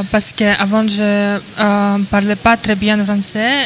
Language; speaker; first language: French; non-native, learner; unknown